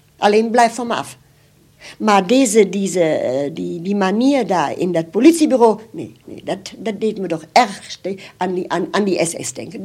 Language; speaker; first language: Dutch; non-native, fluent; German